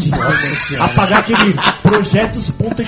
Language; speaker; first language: Portuguese; native; Portuguese